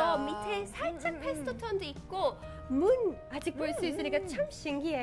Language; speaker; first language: Korean; non-native, fluent; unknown